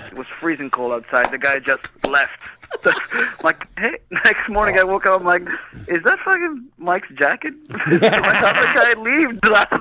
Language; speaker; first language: English; non-native, fluent; Greek